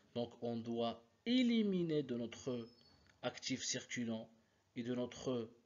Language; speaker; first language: French; non-native, local second language; Arabic